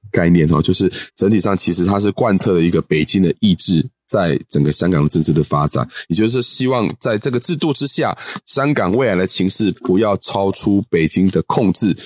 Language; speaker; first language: Chinese; native; Chinese